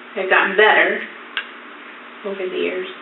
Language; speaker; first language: English; native; English